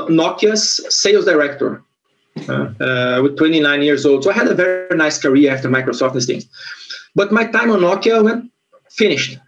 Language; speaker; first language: English; non-native, fluent; Portuguese